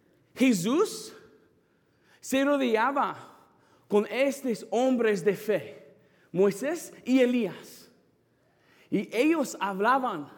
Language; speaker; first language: Spanish; non-native, fluent; English